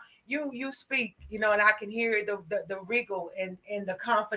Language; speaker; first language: English; native; English